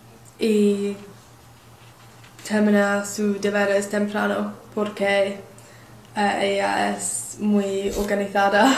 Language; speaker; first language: Spanish; non-native, learner; English